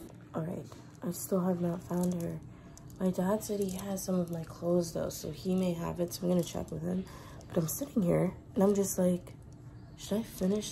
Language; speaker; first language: English; native; English